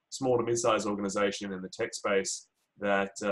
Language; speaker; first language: English; native; English